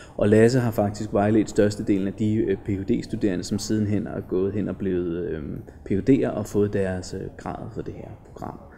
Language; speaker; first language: Danish; native; Danish